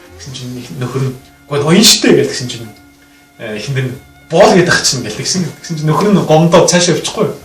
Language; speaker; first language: Mongolian; native; Mongolian